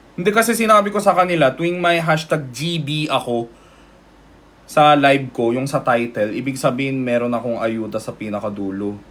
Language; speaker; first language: Filipino; early bilingual, other home language; Korean